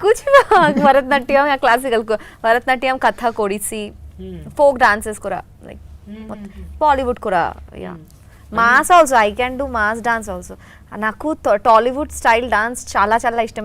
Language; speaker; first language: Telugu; non-native, learner; Bangla